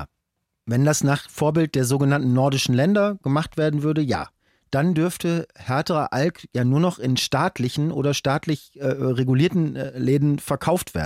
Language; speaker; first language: German; native; German